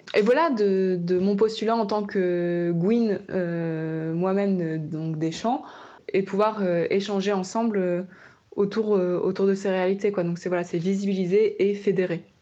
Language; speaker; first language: French; native; French